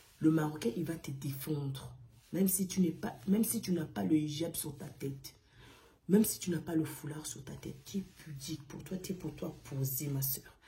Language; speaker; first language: French; non-native, local second language; Arabic